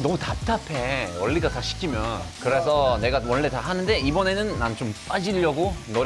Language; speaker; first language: Korean; non-native, fluent; English